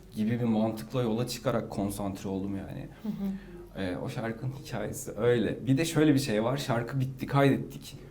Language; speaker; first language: Turkish; native; Turkish